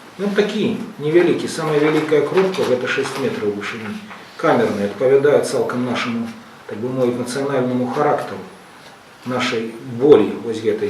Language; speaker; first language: Belarusian; non-native, local second language; Russian